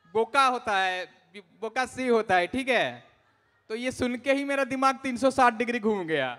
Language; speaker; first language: Hindi; non-native, local second language; Odia